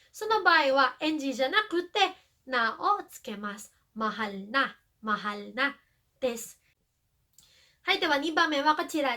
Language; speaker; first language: Japanese; non-native, fluent; Filipino